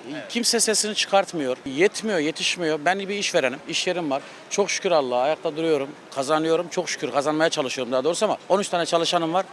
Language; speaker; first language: Turkish; native; Turkish